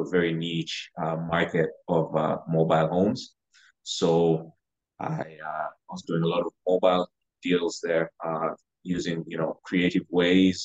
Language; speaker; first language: English; non-native, local second language; Ganda